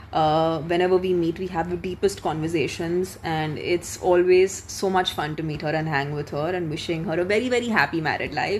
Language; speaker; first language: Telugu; non-native, fluent; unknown